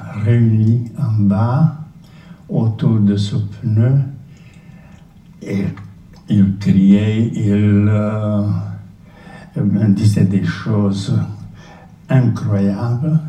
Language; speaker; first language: French; non-native, fluent; Czech